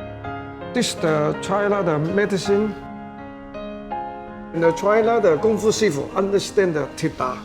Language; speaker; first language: English; non-native, learner; Cantonese